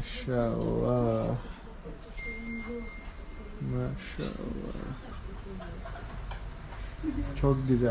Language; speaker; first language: Russian; non-native, local second language; Chechen